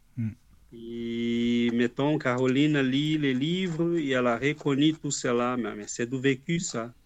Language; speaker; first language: French; non-native, fluent; Portuguese